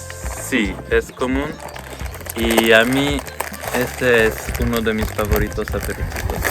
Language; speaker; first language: Spanish; non-native, fluent; French